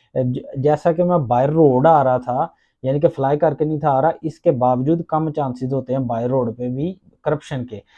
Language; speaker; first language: Urdu; non-native, local second language; Punjabi